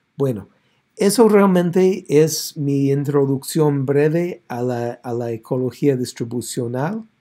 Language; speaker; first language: Spanish; non-native, fluent; English